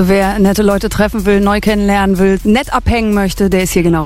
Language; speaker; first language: German; native; German